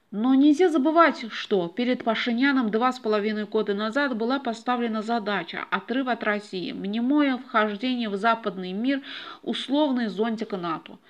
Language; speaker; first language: Russian; non-native, local second language; Azerbaijani